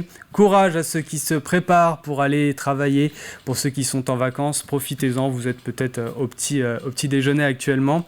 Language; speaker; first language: French; native; French